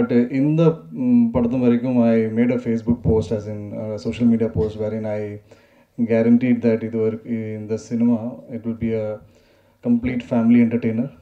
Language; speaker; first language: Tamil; non-native, learner; Malayalam